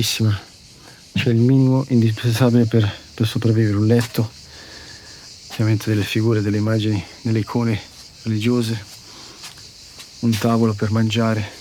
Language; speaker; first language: Italian; native; Italian